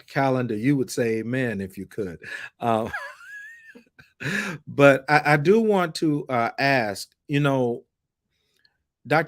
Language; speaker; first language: English; native; English